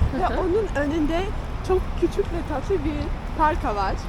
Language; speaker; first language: Turkish; non-native, learner; Russian